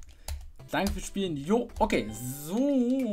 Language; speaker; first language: German; native; German